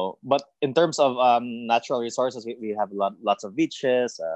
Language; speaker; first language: English; non-native, local second language; Cebuano